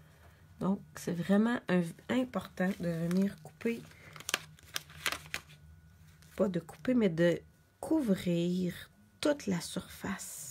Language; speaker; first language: French; native; French